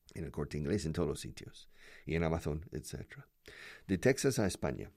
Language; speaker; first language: Spanish; non-native, fluent; English